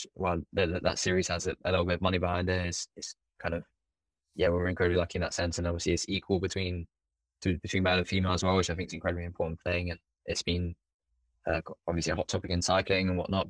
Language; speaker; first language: English; native; English